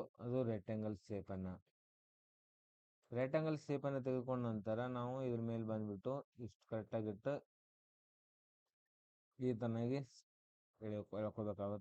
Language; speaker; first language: Kannada; native; Kannada